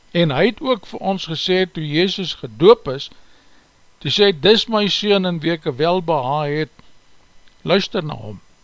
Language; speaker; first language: Afrikaans; native; Afrikaans